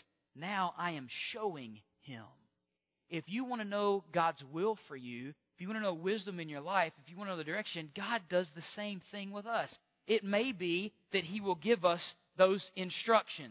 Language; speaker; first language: English; native; English